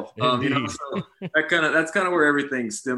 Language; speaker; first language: English; native; English